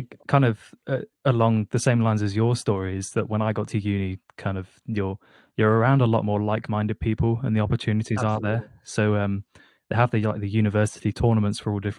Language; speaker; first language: English; native; English